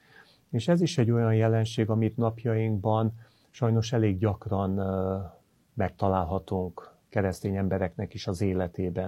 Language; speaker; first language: Hungarian; native; Hungarian